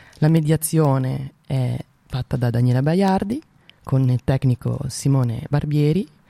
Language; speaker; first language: Italian; native; Italian